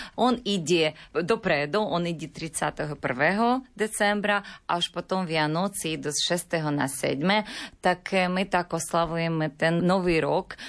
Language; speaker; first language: Slovak; non-native, learner; Ukrainian